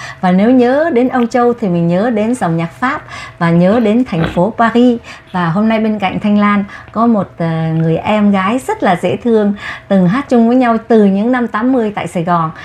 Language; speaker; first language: Vietnamese; native; Vietnamese